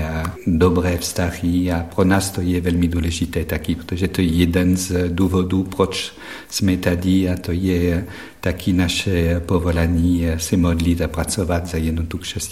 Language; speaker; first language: Czech; non-native, fluent; French